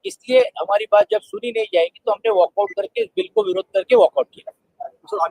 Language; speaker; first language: Hindi; non-native, local second language; Marathi